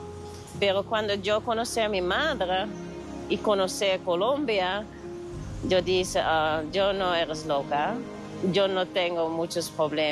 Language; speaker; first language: Spanish; non-native, learner; Dutch